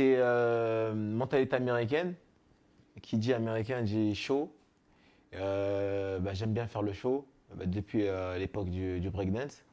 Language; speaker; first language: French; native; French